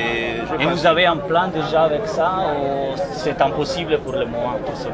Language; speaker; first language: French; non-native, learner; Italian